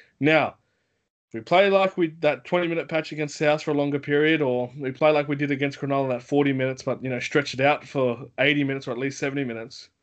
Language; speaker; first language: English; native; English